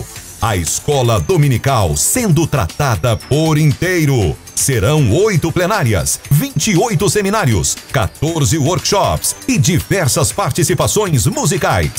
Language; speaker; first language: Portuguese; native; Portuguese